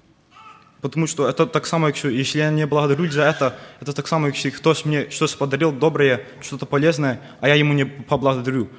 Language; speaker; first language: Russian; early bilingual, heritage; Russian